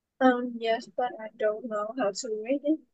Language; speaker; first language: English; non-native, learner; Vietnamese